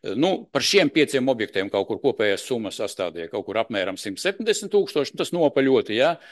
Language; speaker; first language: Latvian; non-native, local second language; Russian